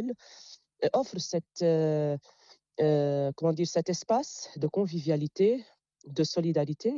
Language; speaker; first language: French; non-native, local second language; Arabic